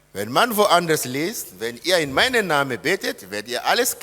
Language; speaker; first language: German; non-native, fluent; Lingala